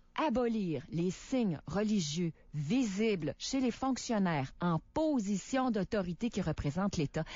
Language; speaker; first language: French; native; French